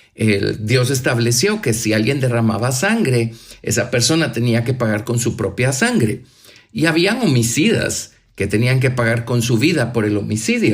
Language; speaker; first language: Spanish; native; Spanish